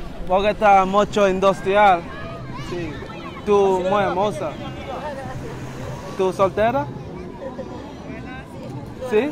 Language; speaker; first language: Spanish; non-native, learner; English